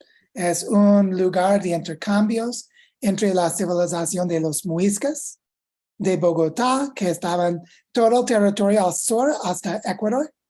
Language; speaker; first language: Spanish; non-native, fluent; English